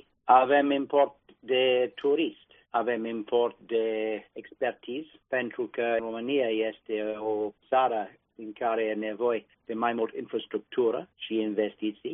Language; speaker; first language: Romanian; non-native, fluent; English